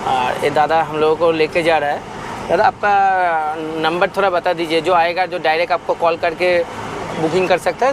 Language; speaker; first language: Hindi; non-native, local second language; Bangla